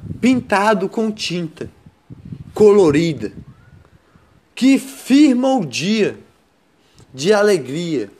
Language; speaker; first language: Portuguese; native; Portuguese